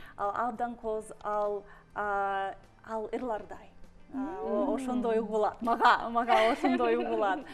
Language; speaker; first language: Kyrgyz; non-native, learner; English